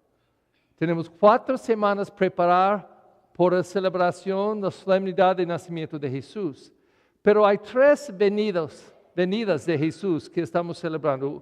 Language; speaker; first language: Spanish; non-native, learner; English